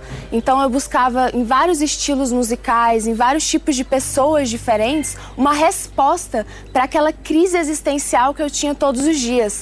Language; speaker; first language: Portuguese; early bilingual, other home language; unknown